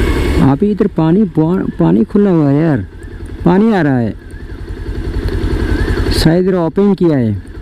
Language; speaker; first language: Hindi; non-native, local second language; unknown